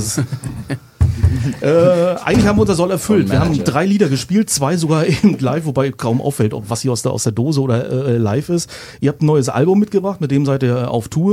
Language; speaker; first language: German; native; German